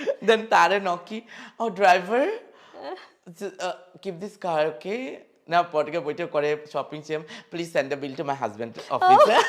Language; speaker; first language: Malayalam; non-native, fluent; Assamese